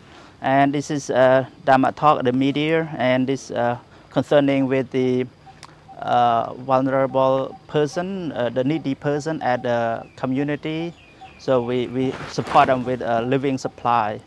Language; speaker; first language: English; non-native, learner; Khmer